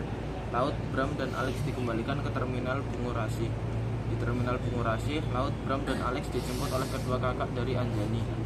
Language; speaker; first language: Indonesian; native; Indonesian